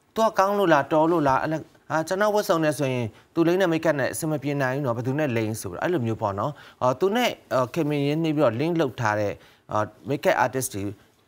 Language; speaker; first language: Burmese; native; Burmese